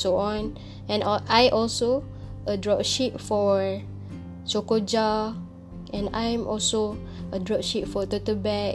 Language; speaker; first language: English; non-native, local second language; Malay